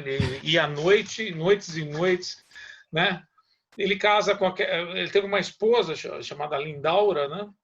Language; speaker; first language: Portuguese; native; Portuguese